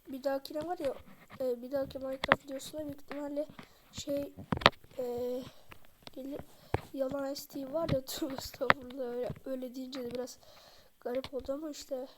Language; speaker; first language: Turkish; native; Turkish